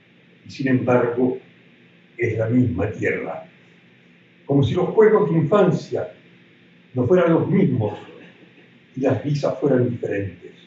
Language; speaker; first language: Spanish; native; Spanish